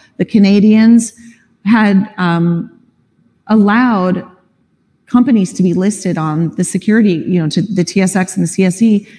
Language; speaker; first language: English; native; English